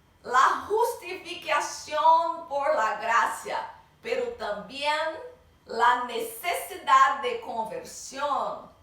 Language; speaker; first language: Spanish; non-native, learner; Portuguese